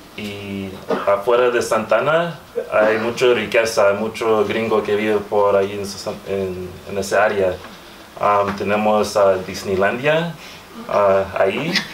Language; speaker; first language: Spanish; early bilingual, heritage; Spanish